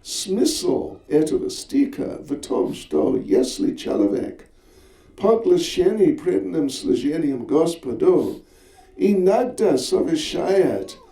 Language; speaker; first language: Russian; non-native, learner; English